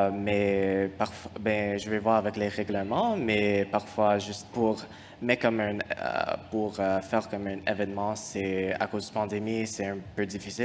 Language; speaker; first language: French; non-native, fluent; English